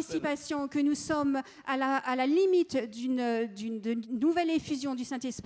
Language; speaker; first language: French; native; French